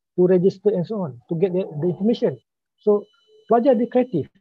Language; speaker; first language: English; non-native, local second language; Malay